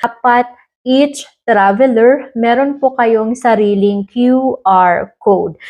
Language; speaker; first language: Filipino; native; Filipino